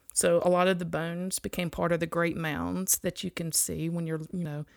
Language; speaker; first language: English; native; English